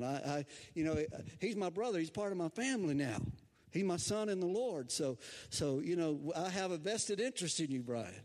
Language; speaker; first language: English; native; English